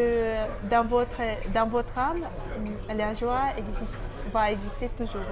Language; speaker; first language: French; non-native, fluent; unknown